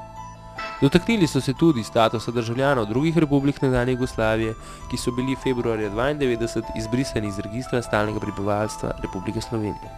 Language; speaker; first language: Slovenian; native; Slovenian